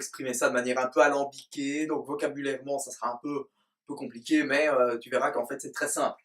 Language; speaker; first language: French; native; French